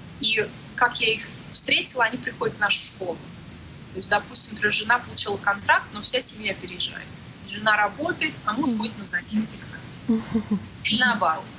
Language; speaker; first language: Russian; native; Russian